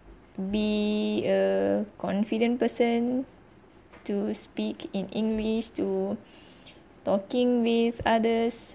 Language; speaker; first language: English; non-native, learner; Malay